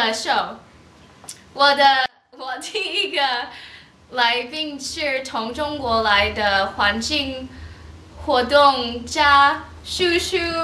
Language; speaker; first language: Chinese; non-native, learner; English